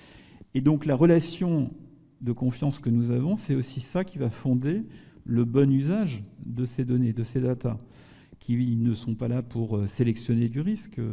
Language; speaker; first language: French; native; French